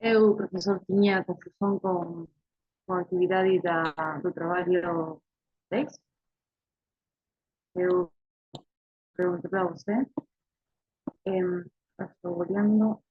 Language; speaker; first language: Portuguese; non-native, learner; Spanish